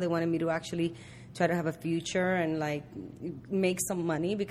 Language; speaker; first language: English; early bilingual, other home language; Spanish